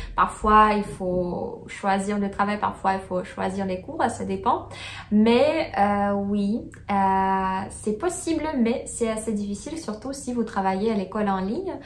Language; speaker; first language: French; non-native, fluent; Russian